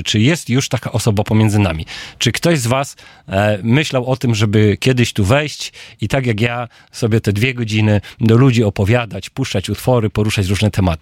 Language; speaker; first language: Polish; native; Polish